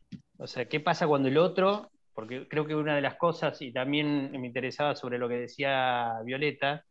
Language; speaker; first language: Spanish; native; Spanish